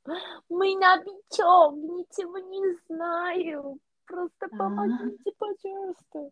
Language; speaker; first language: Russian; non-native, learner; Korean